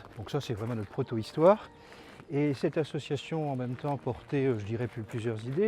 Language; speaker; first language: French; native; French